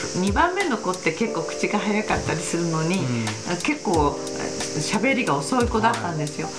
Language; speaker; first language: Japanese; native; Japanese